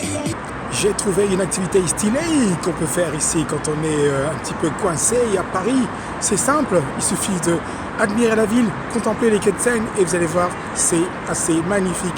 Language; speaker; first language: French; native; French